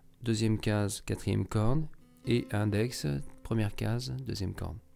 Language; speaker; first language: French; native; French